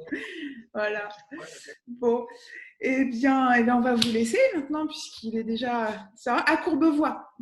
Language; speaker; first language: French; native; French